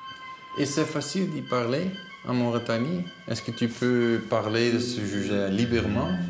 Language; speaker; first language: French; non-native, learner; Dutch